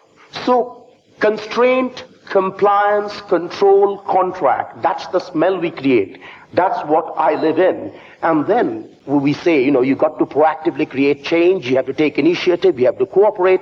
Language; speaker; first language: English; non-native, local second language; Bangla